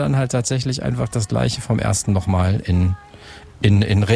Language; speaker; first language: German; native; German